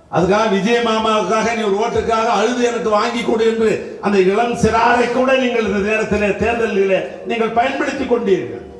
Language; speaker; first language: Tamil; native; Tamil